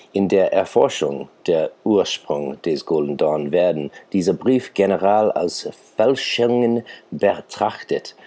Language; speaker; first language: German; non-native, fluent; English